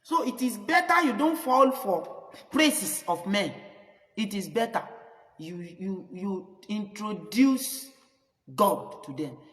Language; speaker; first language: English; non-native, local second language; Yoruba